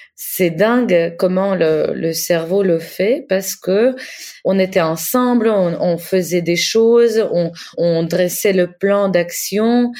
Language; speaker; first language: French; non-native, fluent; Ukrainian